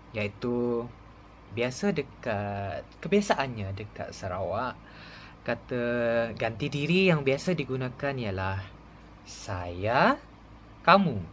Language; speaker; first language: Malay; non-native, local second language; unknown